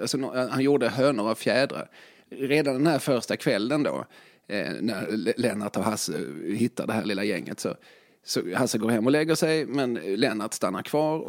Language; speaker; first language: Swedish; native; Swedish